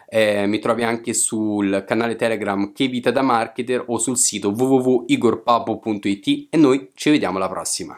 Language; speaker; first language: Italian; native; Italian